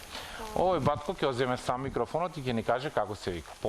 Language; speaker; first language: Macedonian; native; Macedonian